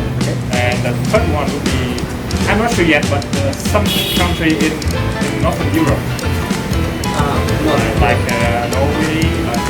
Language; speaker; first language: English; non-native, fluent; Vietnamese